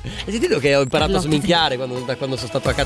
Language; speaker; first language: Italian; native; Italian